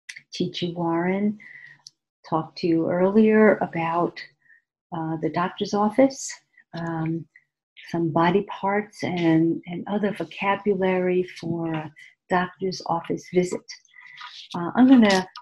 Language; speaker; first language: English; native; English